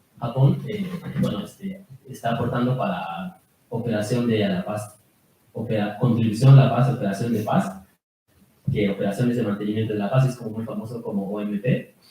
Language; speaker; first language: Spanish; non-native, learner; Japanese